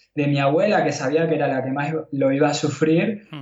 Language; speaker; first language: Spanish; native; Spanish